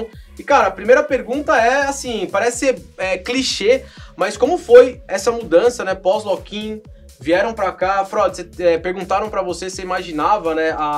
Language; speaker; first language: Portuguese; native; Portuguese